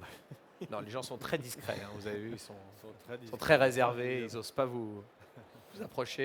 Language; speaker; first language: French; native; French